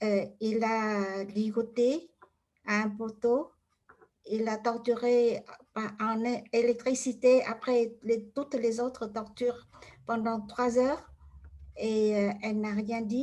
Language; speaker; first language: French; non-native, fluent; Vietnamese